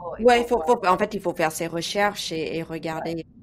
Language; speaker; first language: French; non-native, fluent; English